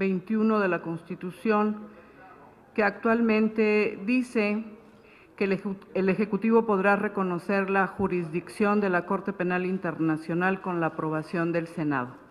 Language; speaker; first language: Spanish; native; Spanish